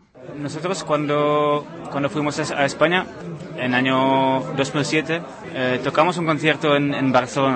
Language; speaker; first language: Spanish; non-native, fluent; Czech